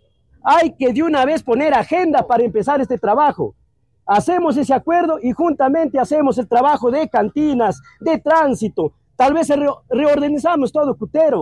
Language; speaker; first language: Spanish; native; Spanish